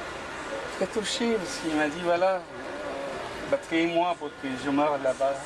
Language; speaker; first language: French; non-native, fluent; Arabic